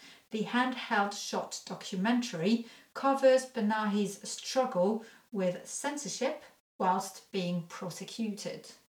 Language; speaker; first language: English; non-native, fluent; French